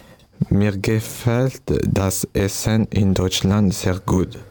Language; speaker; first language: German; non-native, learner; French